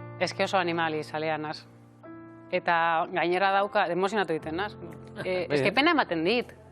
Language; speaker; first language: Basque; non-native, local second language; Spanish